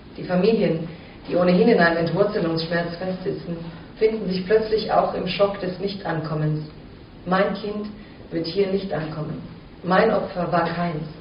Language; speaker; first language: German; early bilingual, other home language; Croatian